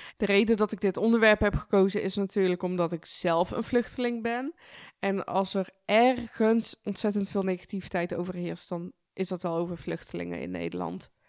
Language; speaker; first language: Dutch; early bilingual, other home language; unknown